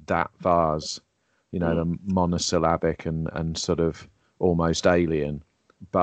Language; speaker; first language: English; native; English